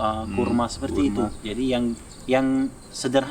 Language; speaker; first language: Indonesian; non-native, fluent; Arabic